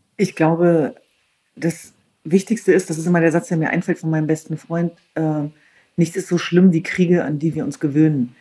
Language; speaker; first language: German; early bilingual, other home language; Kurdish